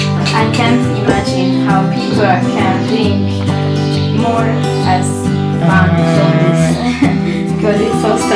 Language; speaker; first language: English; non-native, learner; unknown